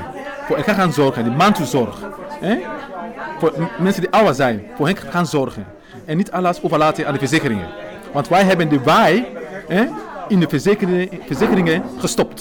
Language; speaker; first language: Dutch; non-native, fluent; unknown